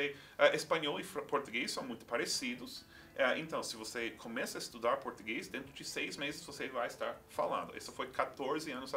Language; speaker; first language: Portuguese; non-native, fluent; English